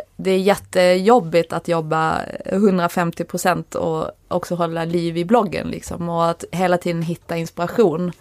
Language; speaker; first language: Swedish; native; Swedish